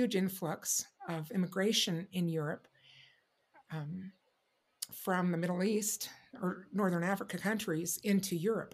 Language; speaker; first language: English; native; English